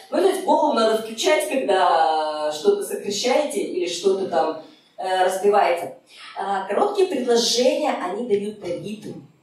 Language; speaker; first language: Russian; native; Russian